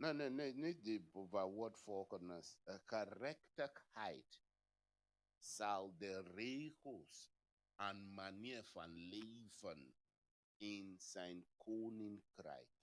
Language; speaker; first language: Dutch; non-native, fluent; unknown